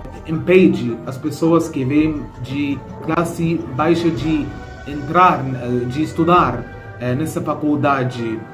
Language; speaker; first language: Portuguese; non-native, fluent; Arabic